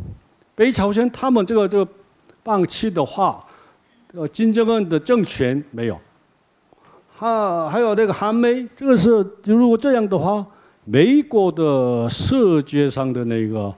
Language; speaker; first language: Chinese; non-native, learner; Korean